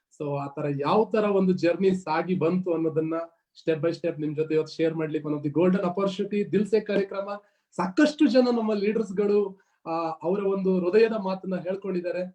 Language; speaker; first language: Kannada; native; Kannada